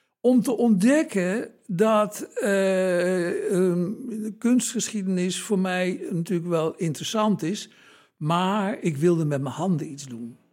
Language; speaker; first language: Dutch; native; Dutch